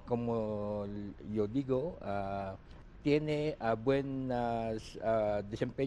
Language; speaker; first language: Spanish; non-native, learner; Filipino